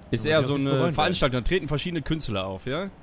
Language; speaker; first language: German; native; German